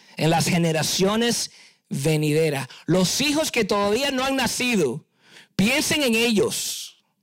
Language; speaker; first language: Spanish; early bilingual, heritage; Spanish